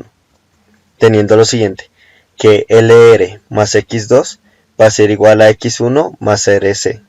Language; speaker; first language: Spanish; native; Spanish